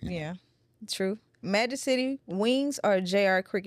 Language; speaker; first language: English; native; English